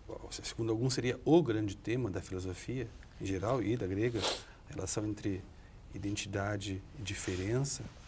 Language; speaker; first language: Portuguese; native; Portuguese